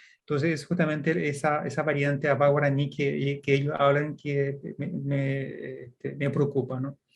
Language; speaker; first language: Spanish; early bilingual, heritage; Portuguese